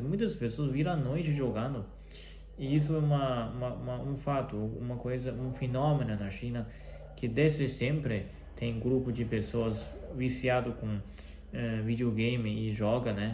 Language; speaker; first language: Portuguese; non-native, fluent; Chinese